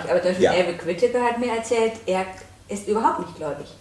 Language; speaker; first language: German; native; German